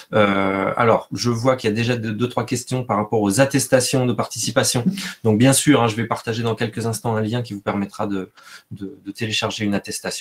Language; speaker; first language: French; native; French